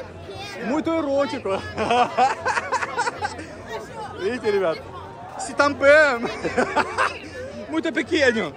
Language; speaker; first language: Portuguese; non-native, learner; Russian